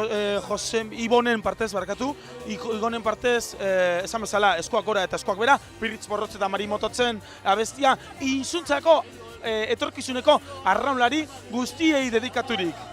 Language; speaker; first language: Basque; native; Basque